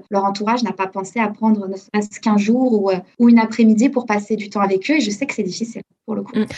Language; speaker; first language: French; native; French